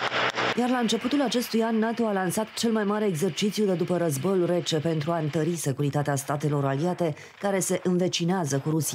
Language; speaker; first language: Romanian; native; Romanian